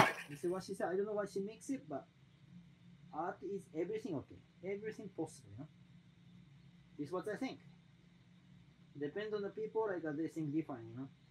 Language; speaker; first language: English; non-native, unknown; Japanese